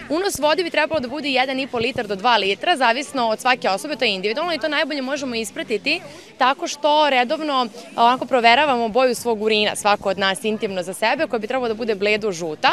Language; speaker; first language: Serbian; native; Serbian